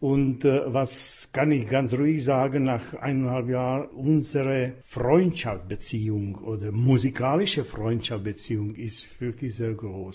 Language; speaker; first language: German; non-native, fluent; Slovak